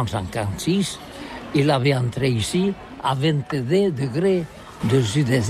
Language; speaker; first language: French; non-native, learner; Catalan